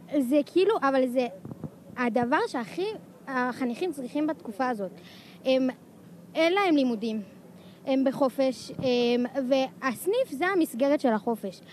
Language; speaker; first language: Hebrew; native; Hebrew